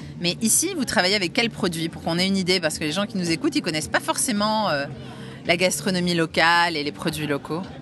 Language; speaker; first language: French; native; French